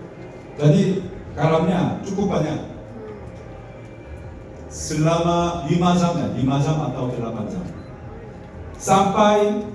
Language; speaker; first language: Indonesian; non-native, learner; Korean